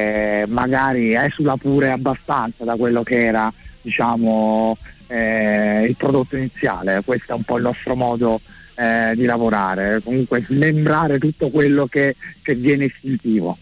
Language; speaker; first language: Italian; native; Italian